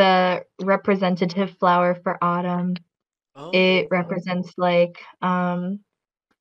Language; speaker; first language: English; native; English